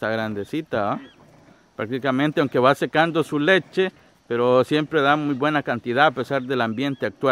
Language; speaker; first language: Spanish; native; Spanish